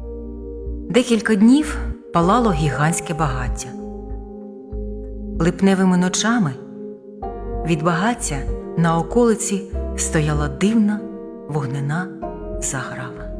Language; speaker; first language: Ukrainian; native; Ukrainian